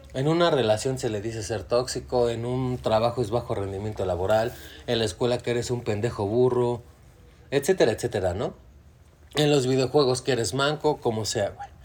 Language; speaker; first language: Spanish; native; Spanish